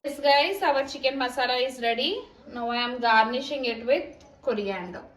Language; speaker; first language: English; non-native, local second language; Telugu